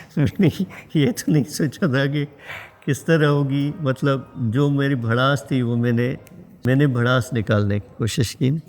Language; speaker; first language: Urdu; non-native, local second language; Sindhi